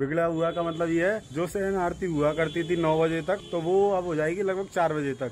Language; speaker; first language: Hindi; native; Hindi